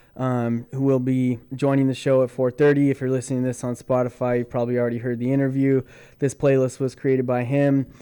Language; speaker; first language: English; native; English